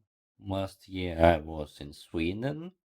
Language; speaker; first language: English; non-native, learner; Ukrainian